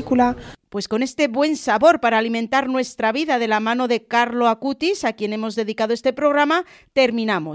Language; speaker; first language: Spanish; native; Spanish